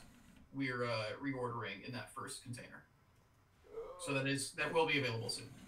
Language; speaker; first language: English; native; English